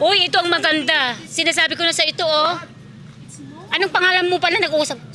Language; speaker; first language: Filipino; non-native, local second language; Iloko